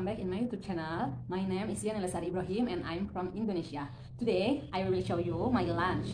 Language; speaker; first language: English; non-native, learner; Indonesian